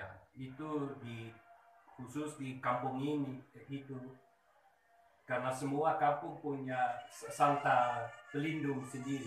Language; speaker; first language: Indonesian; early bilingual, heritage; Dutch